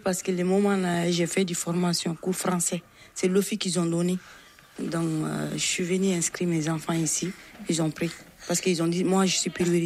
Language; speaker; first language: French; non-native, learner; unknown